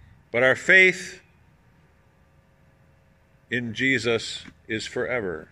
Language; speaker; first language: English; native; English